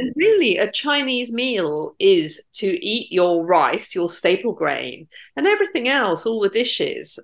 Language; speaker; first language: English; native; English